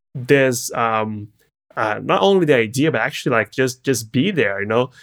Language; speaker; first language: English; non-native, fluent; Portuguese